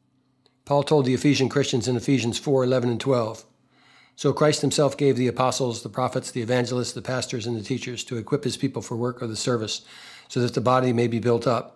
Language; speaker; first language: English; native; English